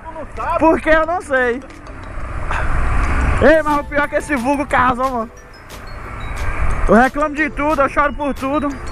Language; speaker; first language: Portuguese; native; Portuguese